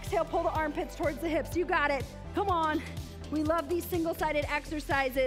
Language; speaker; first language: English; native; English